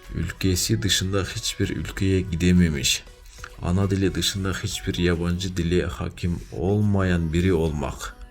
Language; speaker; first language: Turkish; non-native, learner; Kyrgyz